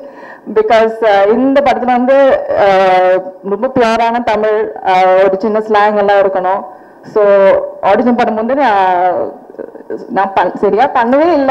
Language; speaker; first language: Tamil; non-native, fluent; Malayalam